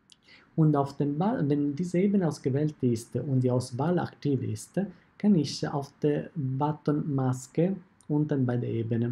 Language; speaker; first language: German; non-native, fluent; Italian